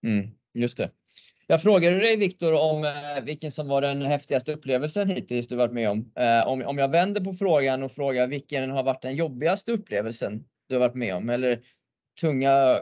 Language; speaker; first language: Swedish; native; Swedish